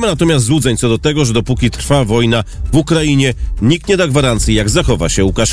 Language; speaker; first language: Polish; native; Polish